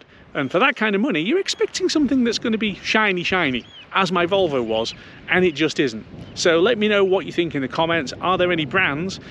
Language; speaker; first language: English; native; English